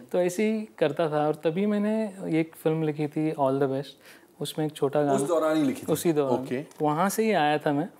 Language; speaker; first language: Hindi; non-native, local second language; Marathi